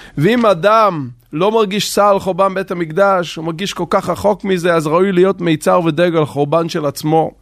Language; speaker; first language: Hebrew; non-native, local second language; Yiddish